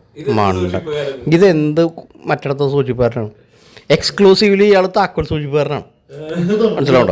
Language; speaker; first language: Malayalam; native; Malayalam